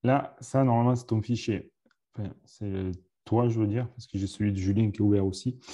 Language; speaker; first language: French; native; French